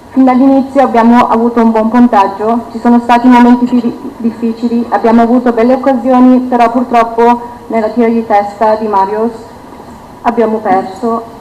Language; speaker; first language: Italian; non-native, fluent; Turkish